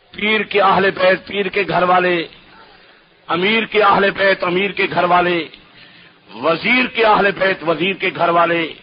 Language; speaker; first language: Urdu; non-native, local second language; Saraiki